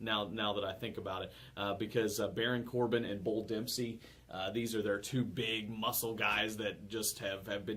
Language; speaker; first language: English; native; English